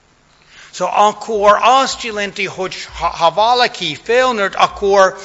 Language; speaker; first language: Hungarian; non-native, fluent; English